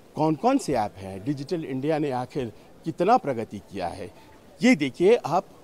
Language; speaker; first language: Hindi; native; Hindi